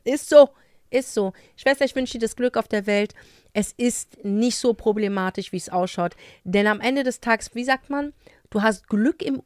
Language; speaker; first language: German; native; German